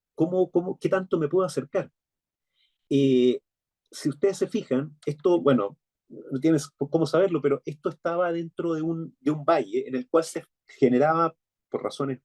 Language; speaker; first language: Spanish; native; Spanish